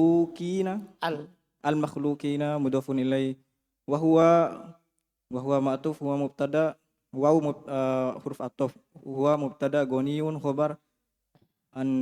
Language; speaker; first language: Arabic; non-native, learner; Indonesian